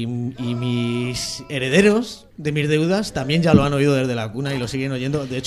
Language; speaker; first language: Spanish; native; Spanish